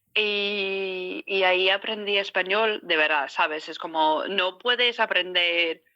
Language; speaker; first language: Spanish; non-native, fluent; English